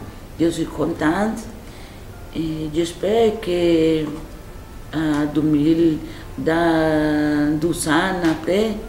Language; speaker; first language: French; non-native, learner; Spanish